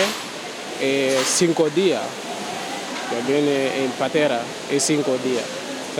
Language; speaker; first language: Spanish; non-native, learner; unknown